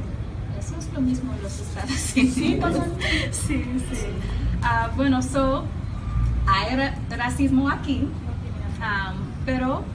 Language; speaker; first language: Spanish; non-native, learner; English